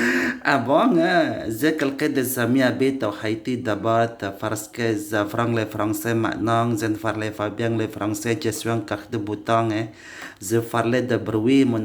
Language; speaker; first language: French; non-native, learner; Indonesian